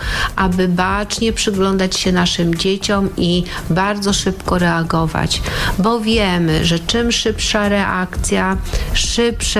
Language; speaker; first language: Polish; native; Polish